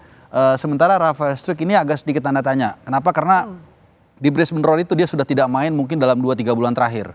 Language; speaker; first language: Indonesian; native; Indonesian